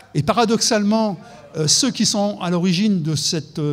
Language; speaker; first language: French; native; French